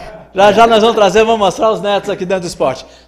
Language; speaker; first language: Portuguese; native; Portuguese